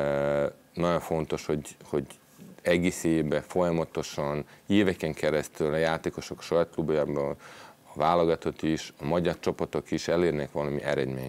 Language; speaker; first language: Hungarian; non-native, fluent; Serbian